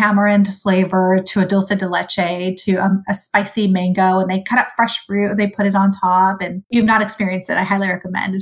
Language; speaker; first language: English; early bilingual, other home language; Arabic